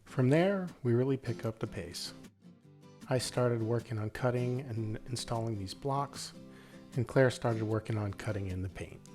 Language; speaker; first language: English; native; English